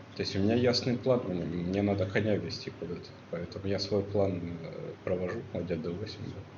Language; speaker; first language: Russian; native; Russian